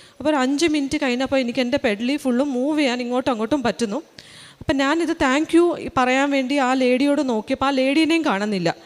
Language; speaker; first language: Malayalam; early bilingual, heritage; Malayalam